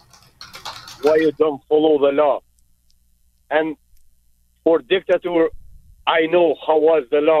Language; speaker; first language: English; non-native, learner; Albanian